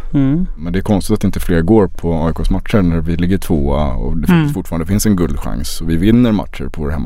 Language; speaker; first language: Swedish; native; Swedish